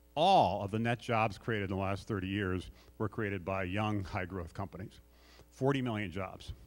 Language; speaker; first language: English; native; English